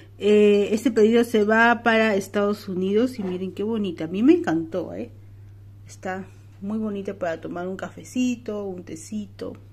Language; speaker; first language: Spanish; native; Spanish